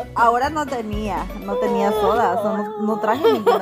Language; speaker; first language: Spanish; native; Spanish